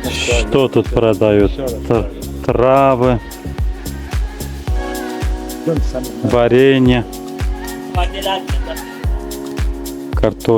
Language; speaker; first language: Russian; native; Russian